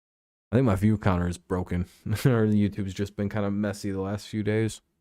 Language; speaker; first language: English; native; English